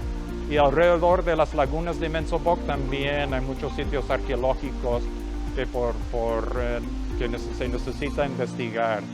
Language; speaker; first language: Spanish; non-native, fluent; English